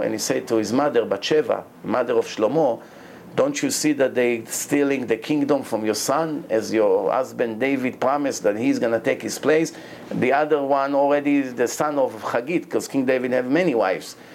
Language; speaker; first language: English; non-native, fluent; Hebrew